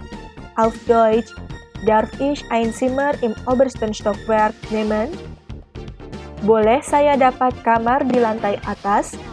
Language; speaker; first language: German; non-native, fluent; Indonesian